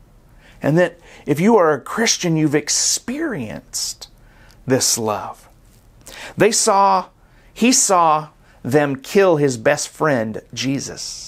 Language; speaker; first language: English; native; English